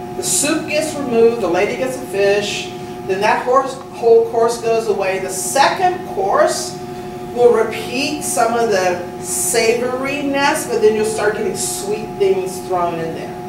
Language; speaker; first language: English; native; English